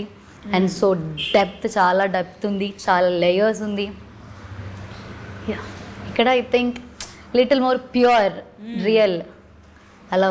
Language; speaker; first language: Telugu; non-native, learner; Malayalam